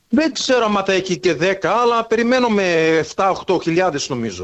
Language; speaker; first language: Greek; early bilingual, heritage; English